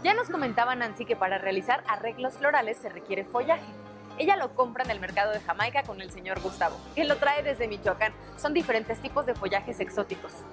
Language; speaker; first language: Spanish; native; Spanish